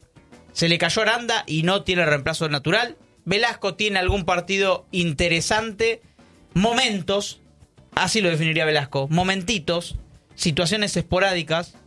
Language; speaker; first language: Spanish; native; Spanish